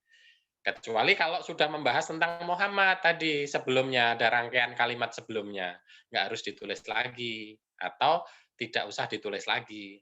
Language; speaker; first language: Indonesian; native; Indonesian